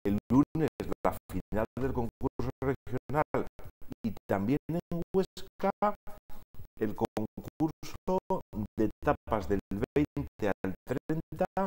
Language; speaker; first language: Spanish; native; Spanish